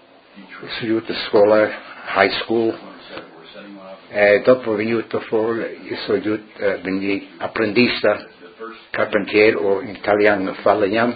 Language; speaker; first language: Italian; early bilingual, heritage; Friulian